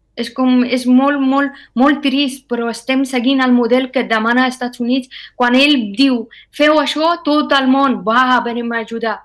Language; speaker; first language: Catalan; non-native, fluent; Persian